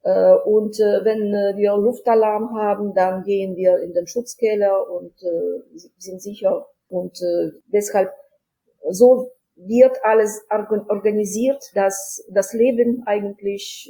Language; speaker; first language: German; non-native, fluent; Ukrainian